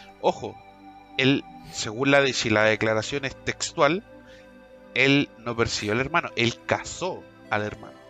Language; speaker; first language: Spanish; native; Spanish